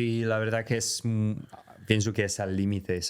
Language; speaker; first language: Spanish; non-native, fluent; French